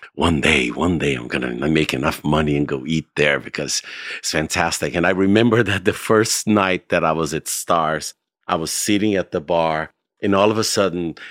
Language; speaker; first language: English; non-native, fluent; Portuguese